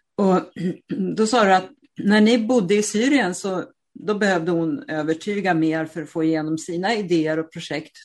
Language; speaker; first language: Swedish; native; Swedish